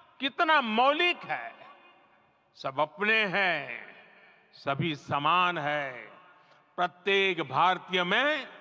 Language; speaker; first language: Hindi; non-native, local second language; Gujarati